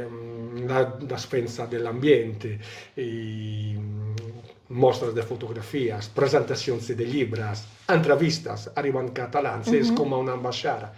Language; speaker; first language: Catalan; non-native, local second language; Italian